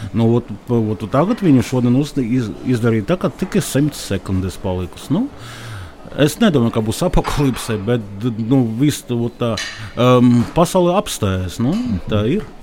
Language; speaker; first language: Latvian; non-native, local second language; Russian